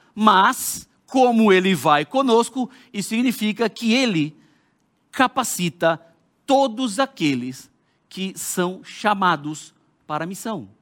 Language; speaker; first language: Portuguese; native; Portuguese